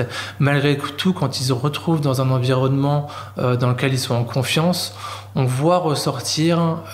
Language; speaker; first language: French; native; French